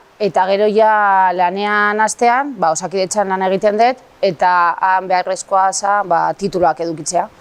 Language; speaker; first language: Basque; non-native, local second language; Spanish